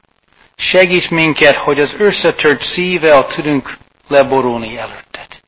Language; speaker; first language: Hungarian; non-native, fluent; English